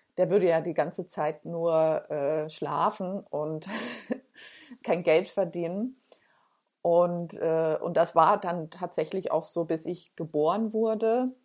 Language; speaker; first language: German; native; German